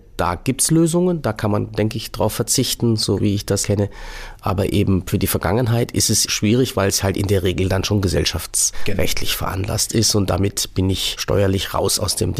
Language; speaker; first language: German; native; German